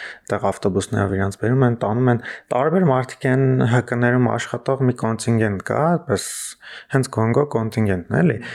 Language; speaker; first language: Armenian; native; Armenian